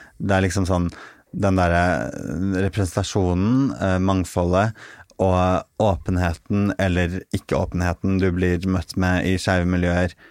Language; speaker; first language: Norwegian; early bilingual, other home language; Arabic